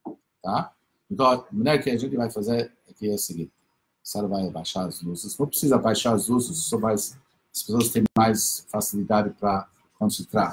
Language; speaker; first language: Portuguese; non-native, fluent; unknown